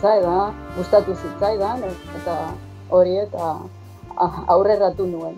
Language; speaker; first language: Basque; non-native, fluent; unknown